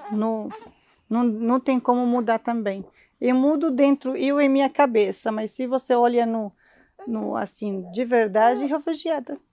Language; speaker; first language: Portuguese; non-native, learner; Arabic